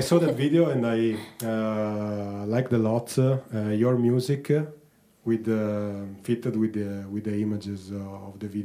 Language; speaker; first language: English; non-native, learner; Italian